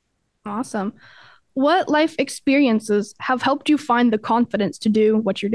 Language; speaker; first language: English; native; English